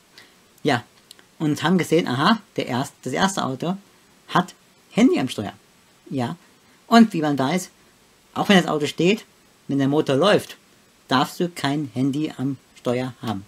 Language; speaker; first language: German; native; German